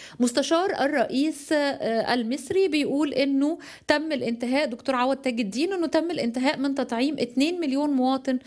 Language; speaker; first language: Arabic; native; Arabic